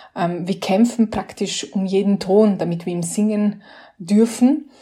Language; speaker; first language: German; non-native, fluent; Slovenian